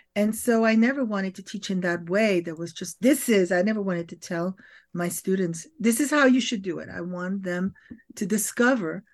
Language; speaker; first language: English; early bilingual, other home language; French